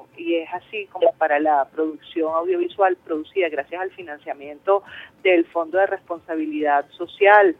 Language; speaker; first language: Spanish; native; Spanish